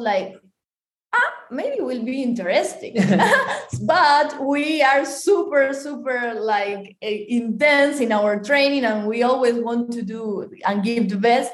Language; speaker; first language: English; non-native, fluent; Spanish